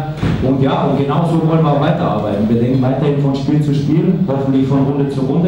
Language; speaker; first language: German; native; German